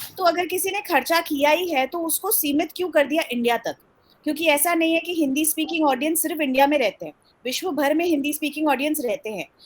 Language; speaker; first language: Hindi; early bilingual, heritage; Hindi